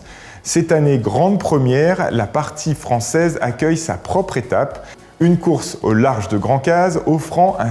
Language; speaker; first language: French; native; French